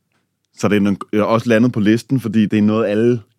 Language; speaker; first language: Danish; native; Danish